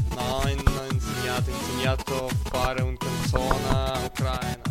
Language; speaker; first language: Italian; non-native, learner; Ukrainian